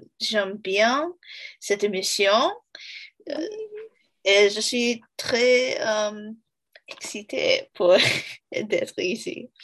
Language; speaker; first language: French; non-native, learner; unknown